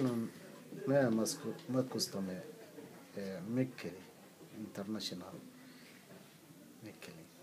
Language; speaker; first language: Finnish; non-native, learner; Somali